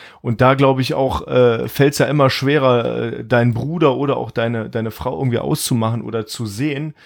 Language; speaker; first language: German; native; German